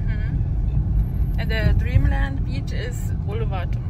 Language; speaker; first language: English; non-native, learner; German